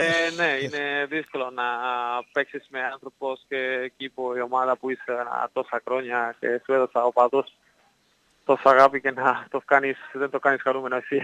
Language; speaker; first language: Greek; non-native, learner; Spanish